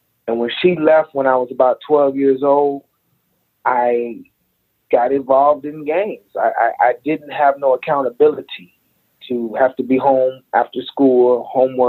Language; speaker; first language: English; native; English